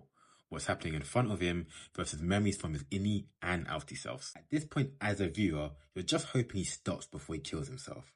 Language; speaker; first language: English; native; English